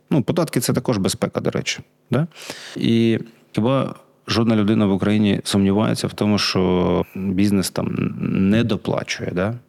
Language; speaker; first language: Ukrainian; non-native, local second language; Russian